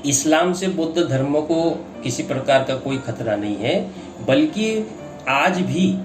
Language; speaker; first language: Hindi; non-native, local second language; Marathi